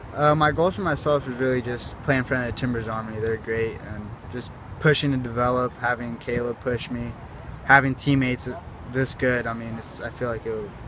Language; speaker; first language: English; native; English